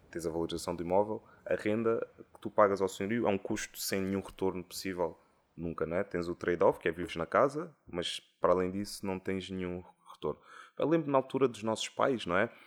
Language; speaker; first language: Portuguese; native; Portuguese